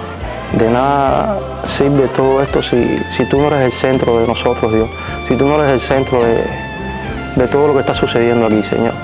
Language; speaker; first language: Spanish; native; Spanish